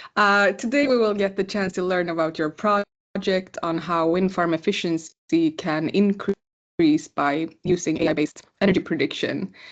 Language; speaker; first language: English; non-native, fluent; Swedish